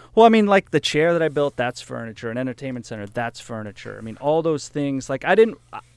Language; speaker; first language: English; native; English